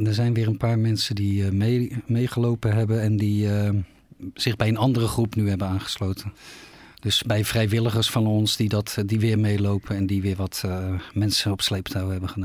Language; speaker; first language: Dutch; native; Dutch